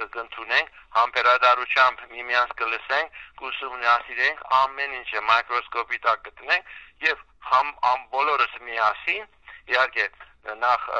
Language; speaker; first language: Armenian; early bilingual, heritage; Armenian